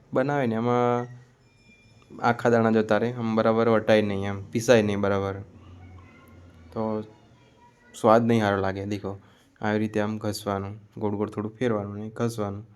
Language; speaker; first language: Gujarati; native; Gujarati